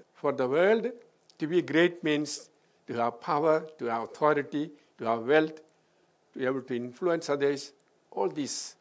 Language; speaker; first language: English; non-native, local second language; Malayalam